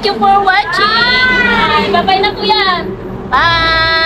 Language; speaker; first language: Filipino; native; Filipino